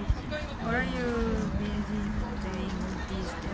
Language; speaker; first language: English; non-native, learner; Korean